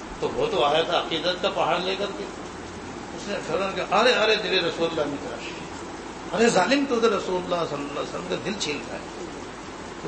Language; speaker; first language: Urdu; native; Urdu